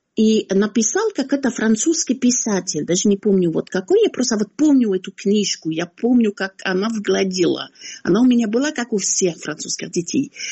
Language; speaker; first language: Russian; non-native, fluent; French